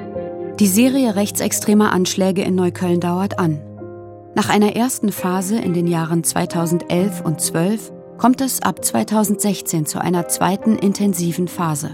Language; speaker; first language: German; native; German